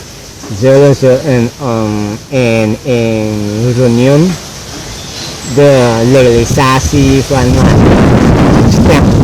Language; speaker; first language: Dutch; non-native, local second language; Papiamento